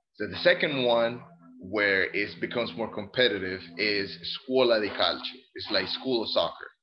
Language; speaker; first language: English; non-native, fluent; Spanish